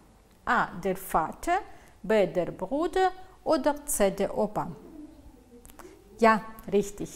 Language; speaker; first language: German; non-native, fluent; Uzbek